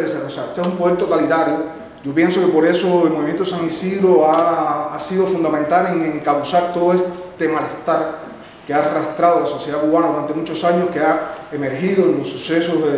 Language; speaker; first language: Spanish; native; Spanish